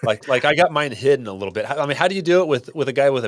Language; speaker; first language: English; native; English